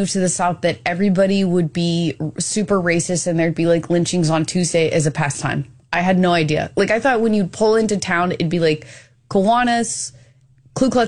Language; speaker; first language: English; native; English